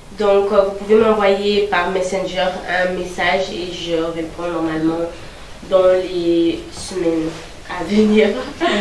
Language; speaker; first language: French; non-native, local second language; Lingala